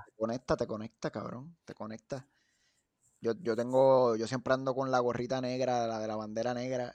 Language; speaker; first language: Spanish; native; Spanish